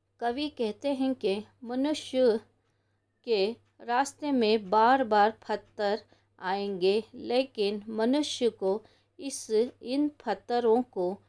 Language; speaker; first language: Hindi; non-native, local second language; Kannada